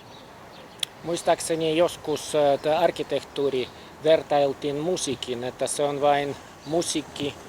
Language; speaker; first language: Finnish; non-native, fluent; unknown